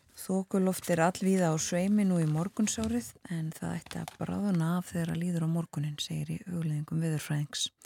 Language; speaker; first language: Icelandic; native; Icelandic